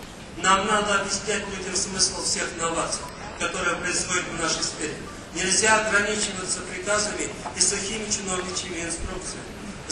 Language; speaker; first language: Russian; native; Russian